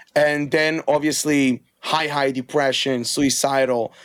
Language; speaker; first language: English; non-native, fluent; Hebrew